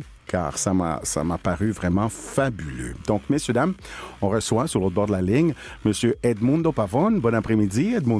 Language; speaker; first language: French; non-native, fluent; Spanish